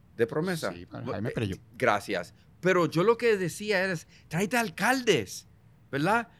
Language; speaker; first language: Spanish; early bilingual, heritage; Spanish